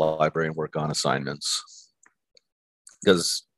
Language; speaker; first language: English; native; English